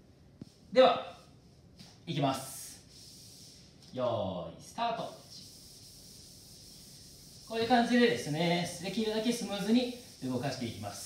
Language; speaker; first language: Japanese; native; Japanese